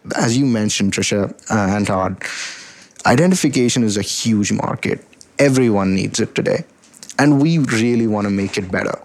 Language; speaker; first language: English; non-native, local second language; Hindi